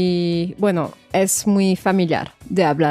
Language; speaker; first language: Spanish; non-native, fluent; French